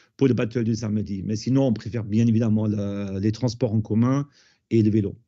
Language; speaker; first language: French; non-native, fluent; German